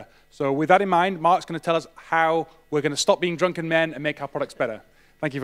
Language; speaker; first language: English; native; English